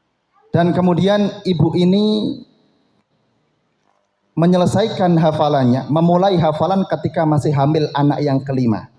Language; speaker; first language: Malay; non-native, local second language; Javanese